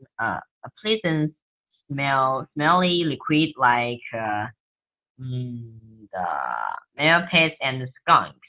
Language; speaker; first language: English; non-native, learner; Chinese